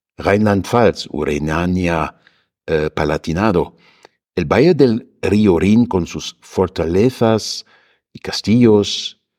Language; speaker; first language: Spanish; non-native, fluent; German